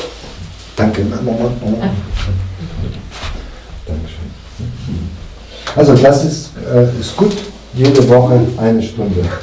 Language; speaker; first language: German; non-native, fluent; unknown